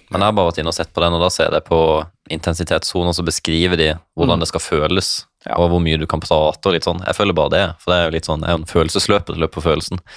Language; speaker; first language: Norwegian; native; Norwegian